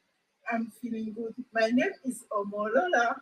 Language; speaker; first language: English; non-native, local second language; French